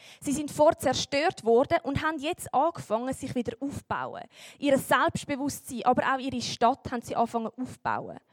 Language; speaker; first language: German; native; German